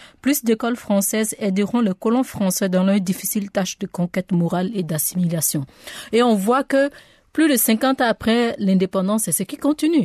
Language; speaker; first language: French; non-native, local second language; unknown